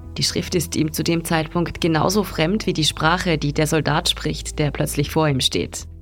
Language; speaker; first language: German; native; German